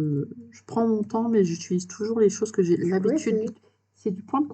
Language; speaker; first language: French; native; French